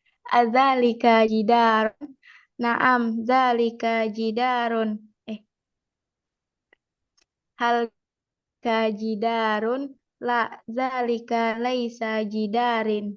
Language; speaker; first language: Arabic; non-native, learner; Indonesian